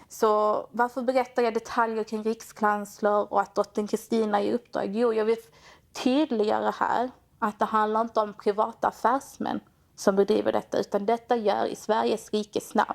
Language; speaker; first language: Swedish; native; Swedish